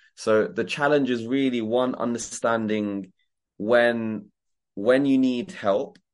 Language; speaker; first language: English; native; English